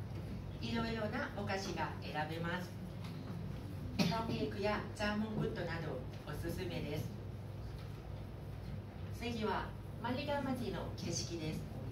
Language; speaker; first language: Japanese; non-native, learner; Thai